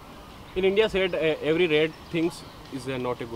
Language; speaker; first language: English; non-native, learner; Hindi